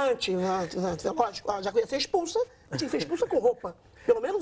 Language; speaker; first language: Portuguese; native; Portuguese